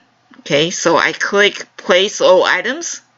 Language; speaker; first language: English; non-native, fluent; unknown